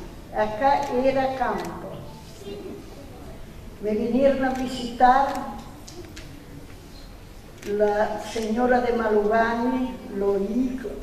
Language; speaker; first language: Spanish; non-native, learner; Italian